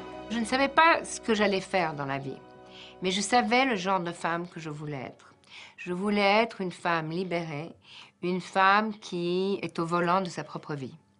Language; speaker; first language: French; native; French